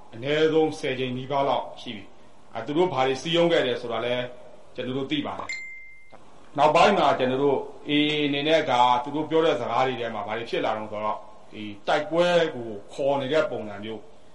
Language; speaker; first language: Burmese; native; Burmese